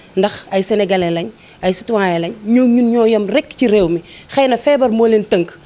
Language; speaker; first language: Wolof; native; Wolof